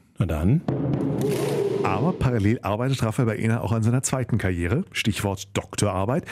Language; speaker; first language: German; native; German